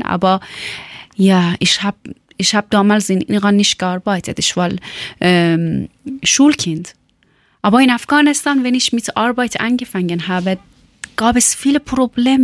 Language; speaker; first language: German; non-native, learner; Persian